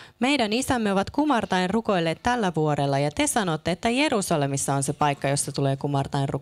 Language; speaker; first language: Finnish; native; Finnish